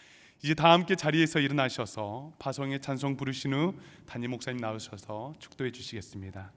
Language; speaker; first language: Korean; native; Korean